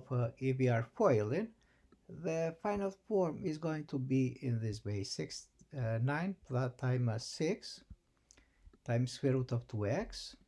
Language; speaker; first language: English; non-native, fluent; Albanian